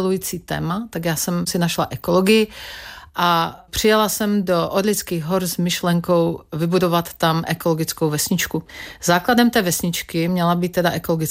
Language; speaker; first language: Czech; native; Czech